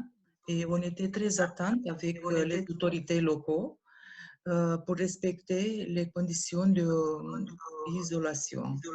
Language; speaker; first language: French; non-native, learner; Romanian